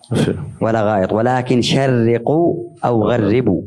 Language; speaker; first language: Arabic; native; Arabic